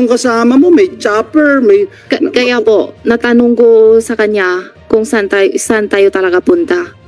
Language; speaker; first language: Filipino; non-native, learner; Chinese